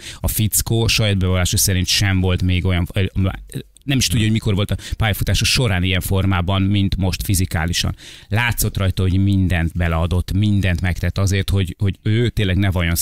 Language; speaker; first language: Hungarian; native; Hungarian